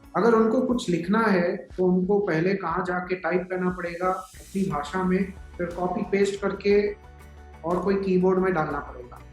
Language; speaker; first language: Hindi; native; Hindi